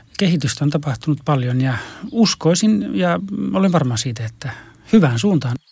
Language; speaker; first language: Finnish; native; Finnish